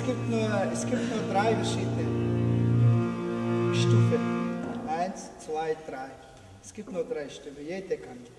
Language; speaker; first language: German; non-native, learner; Mongolian